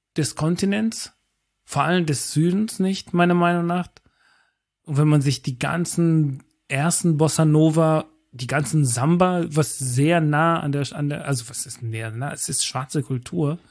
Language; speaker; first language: German; non-native, fluent; Portuguese